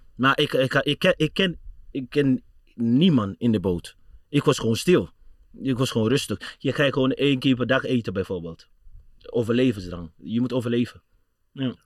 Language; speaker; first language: Dutch; non-native, fluent; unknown